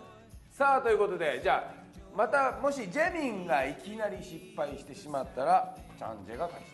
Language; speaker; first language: Japanese; native; Japanese